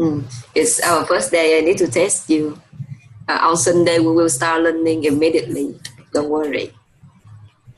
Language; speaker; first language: English; non-native, fluent; Vietnamese